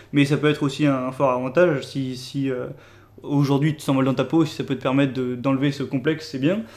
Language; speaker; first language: French; native; French